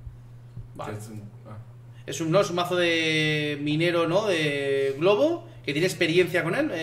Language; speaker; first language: Portuguese; non-native, learner; Spanish